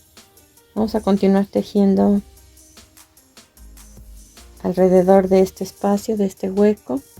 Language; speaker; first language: Spanish; native; Spanish